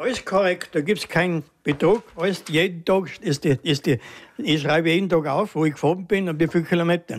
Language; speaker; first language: German; native; German